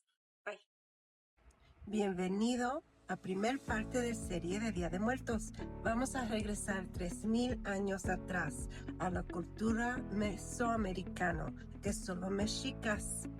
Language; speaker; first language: Spanish; early bilingual, heritage; Spanish